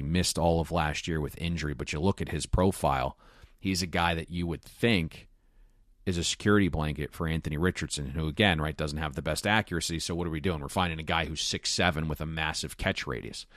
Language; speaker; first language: English; native; English